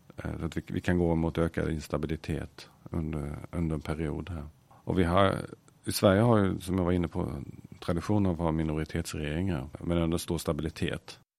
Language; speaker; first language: Swedish; native; Swedish